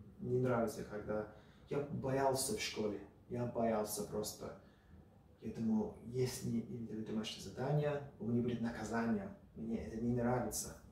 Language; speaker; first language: Russian; early bilingual, heritage; Russian